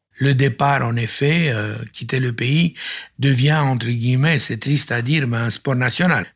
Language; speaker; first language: French; non-native, fluent; Romanian